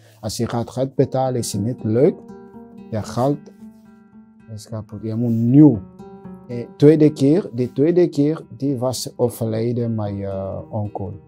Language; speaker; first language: Dutch; non-native, learner; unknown